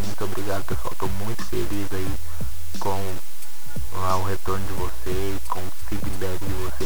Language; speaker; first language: Portuguese; native; Portuguese